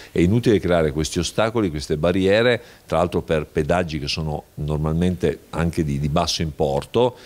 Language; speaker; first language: Italian; native; Italian